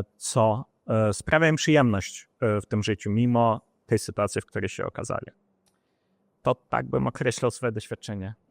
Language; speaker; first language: Polish; non-native, fluent; Ukrainian